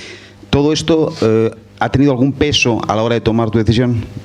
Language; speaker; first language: Spanish; native; Spanish